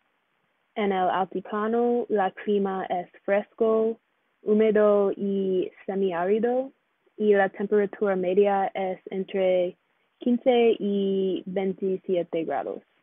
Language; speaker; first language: Spanish; non-native, learner; English